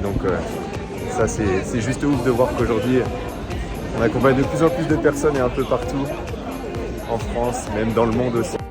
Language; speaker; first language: French; native; French